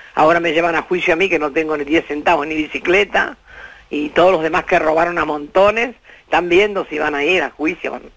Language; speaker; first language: Spanish; native; Spanish